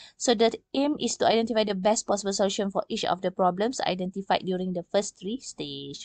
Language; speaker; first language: English; non-native, local second language; Malay